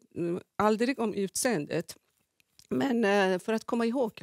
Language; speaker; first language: Swedish; non-native, fluent; Persian